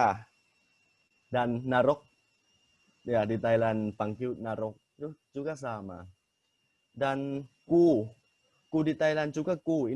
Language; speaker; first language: Indonesian; non-native, fluent; Thai